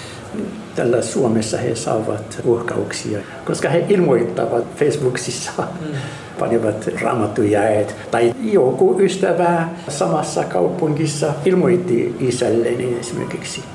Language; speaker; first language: Finnish; non-native, fluent; Arabic